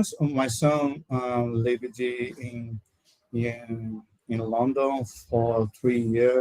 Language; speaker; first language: English; non-native, learner; Portuguese